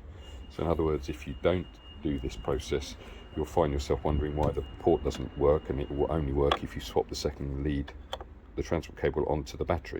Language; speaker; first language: English; native; English